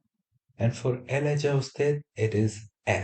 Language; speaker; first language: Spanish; non-native, fluent; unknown